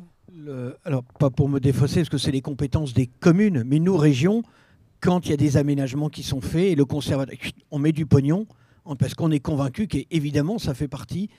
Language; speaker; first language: French; native; French